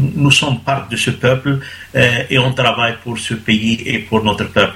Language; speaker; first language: French; non-native, local second language; Arabic